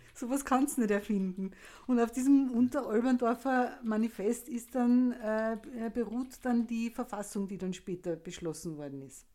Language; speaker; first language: German; native; German